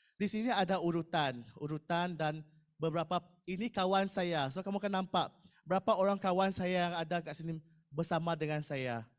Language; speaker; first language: Malay; non-native, local second language; Iban